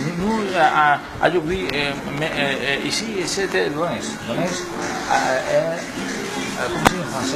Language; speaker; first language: French; non-native, learner; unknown